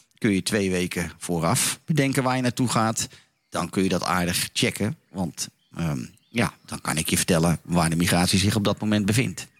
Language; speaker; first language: Dutch; native; Dutch